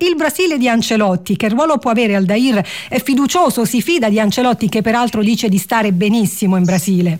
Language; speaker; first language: Italian; native; Italian